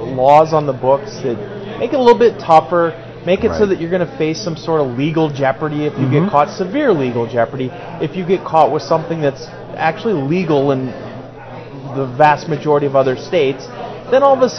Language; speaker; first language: English; native; English